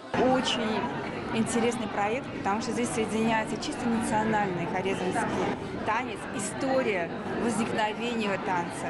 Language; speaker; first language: Russian; non-native, local second language; Uzbek